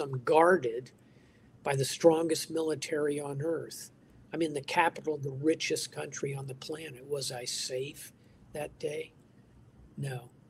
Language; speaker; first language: English; native; English